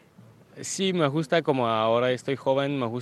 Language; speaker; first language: Spanish; non-native, fluent; Ukrainian